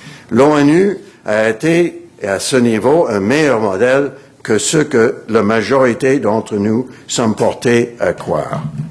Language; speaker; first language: French; non-native, fluent; English